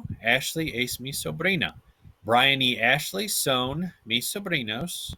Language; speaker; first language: Spanish; non-native, fluent; English